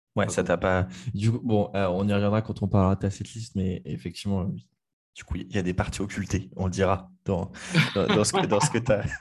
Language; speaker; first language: French; native; French